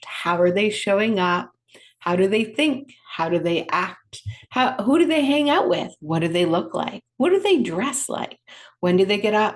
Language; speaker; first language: English; native; English